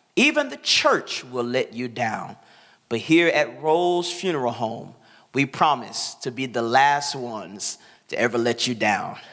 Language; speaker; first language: English; native; English